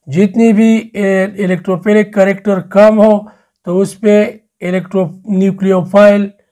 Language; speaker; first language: Urdu; non-native, local second language; Pashto